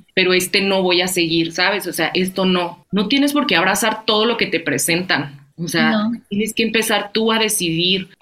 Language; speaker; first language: Spanish; native; Spanish